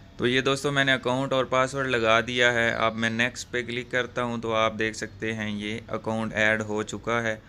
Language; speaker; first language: Urdu; non-native, local second language; Punjabi